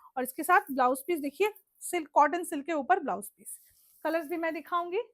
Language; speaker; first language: Hindi; non-native, local second language; Bangla